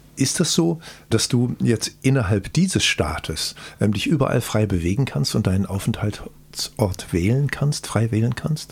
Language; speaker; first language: German; native; German